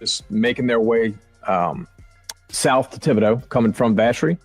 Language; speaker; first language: English; native; English